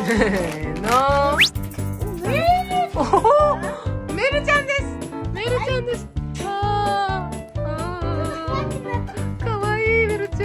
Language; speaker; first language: Japanese; native; Japanese